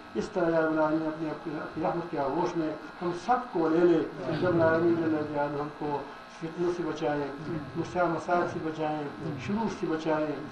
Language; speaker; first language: Urdu; non-native, local second language; Pashto